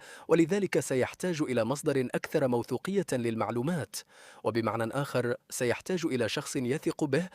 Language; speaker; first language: Arabic; native; Arabic